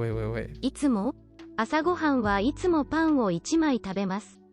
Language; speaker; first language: Japanese; non-native, learner; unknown